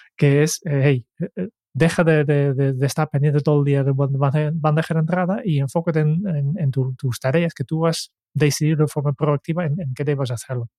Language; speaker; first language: Spanish; non-native, fluent; Dutch